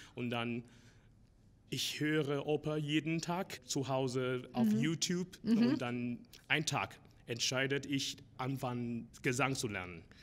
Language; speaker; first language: German; non-native, learner; Chinese